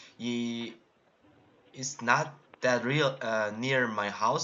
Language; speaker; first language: English; non-native, learner; Korean